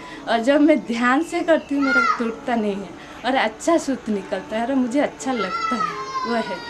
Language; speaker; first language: Hindi; non-native, local second language; Odia